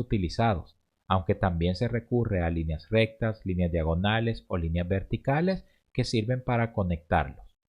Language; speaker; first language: Spanish; native; Spanish